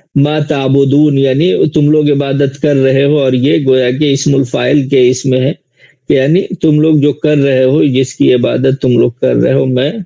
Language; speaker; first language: Urdu; native; Urdu